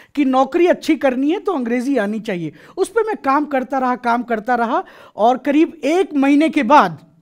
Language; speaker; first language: Hindi; native; Hindi